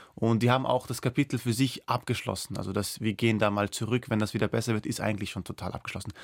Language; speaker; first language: German; non-native, local second language; Persian